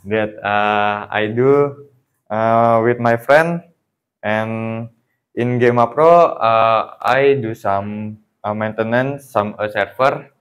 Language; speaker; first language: English; non-native, learner; Indonesian